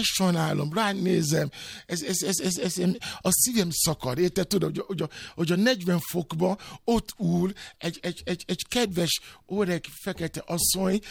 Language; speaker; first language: Hungarian; non-native, fluent; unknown